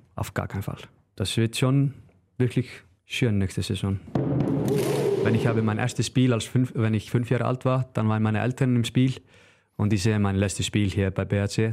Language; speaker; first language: German; non-native, learner; Icelandic